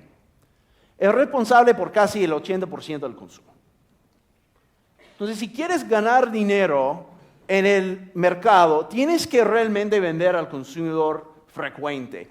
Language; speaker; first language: Spanish; non-native, fluent; English